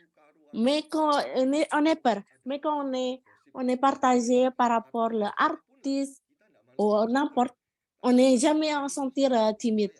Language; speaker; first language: French; non-native, learner; Indonesian